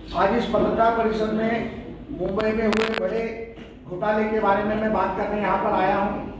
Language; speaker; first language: Hindi; non-native, local second language; Marathi